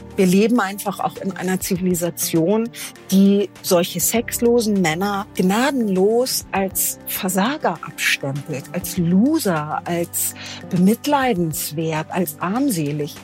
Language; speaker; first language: German; native; German